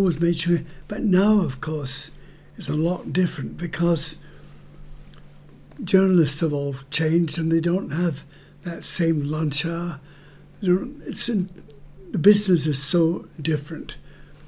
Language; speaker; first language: English; native; English